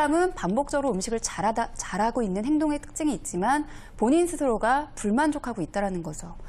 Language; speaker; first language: Korean; native; Korean